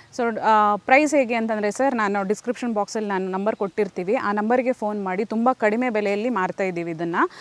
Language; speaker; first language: Kannada; native; Kannada